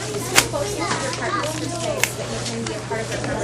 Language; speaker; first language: English; native; English